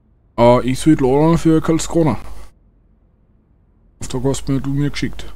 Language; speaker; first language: German; native; German